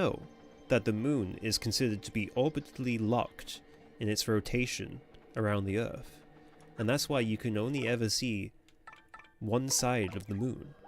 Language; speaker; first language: English; native; English